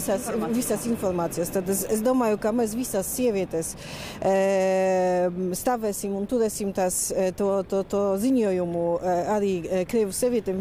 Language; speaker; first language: Latvian; non-native, fluent; Polish